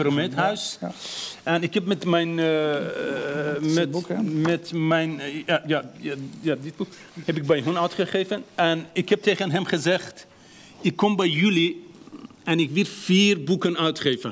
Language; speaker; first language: Dutch; non-native, fluent; Persian